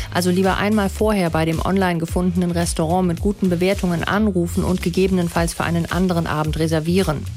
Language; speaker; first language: German; native; German